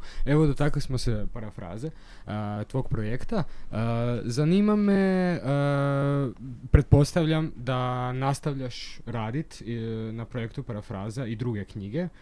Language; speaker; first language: Croatian; native; Croatian